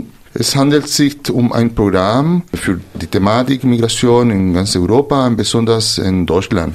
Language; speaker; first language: German; non-native, fluent; Spanish